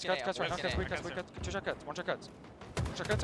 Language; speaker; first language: English; native; English